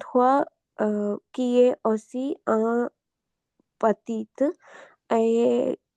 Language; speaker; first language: French; non-native, learner; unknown